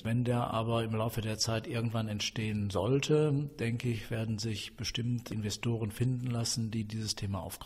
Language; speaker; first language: German; native; German